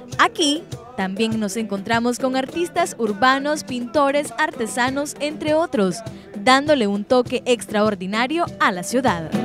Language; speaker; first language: Spanish; native; Spanish